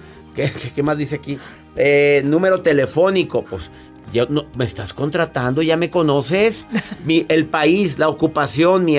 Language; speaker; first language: Spanish; native; Spanish